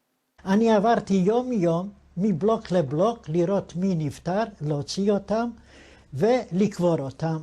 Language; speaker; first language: Hebrew; non-native, fluent; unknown